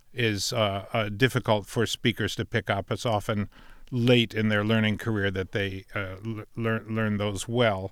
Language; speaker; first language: English; native; English